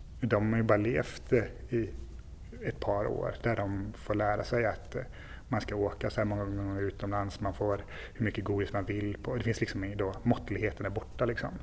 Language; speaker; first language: Swedish; native; Swedish